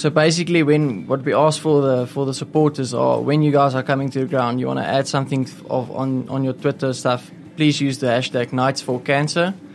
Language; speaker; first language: English; non-native, local second language; Afrikaans